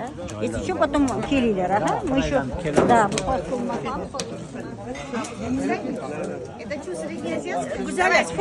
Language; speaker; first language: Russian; non-native, local second language; Uzbek